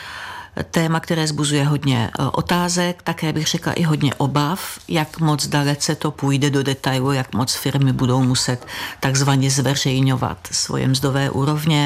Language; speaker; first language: Czech; native; Czech